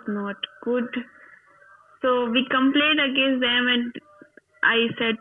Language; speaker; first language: English; non-native, local second language; Hindi